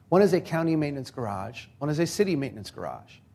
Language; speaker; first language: English; native; English